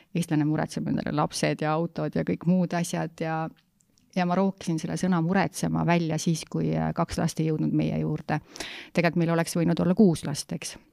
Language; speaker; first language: Estonian; native; Estonian